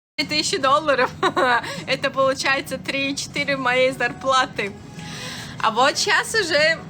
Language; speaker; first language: Russian; non-native, local second language; Turkmen